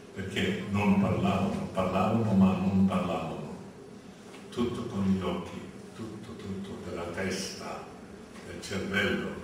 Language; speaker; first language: Italian; non-native, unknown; English